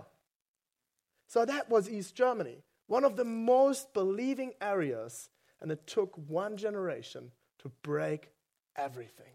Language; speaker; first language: English; non-native, fluent; German